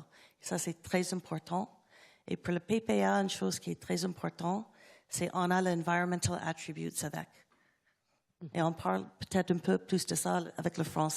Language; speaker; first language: French; non-native, learner; English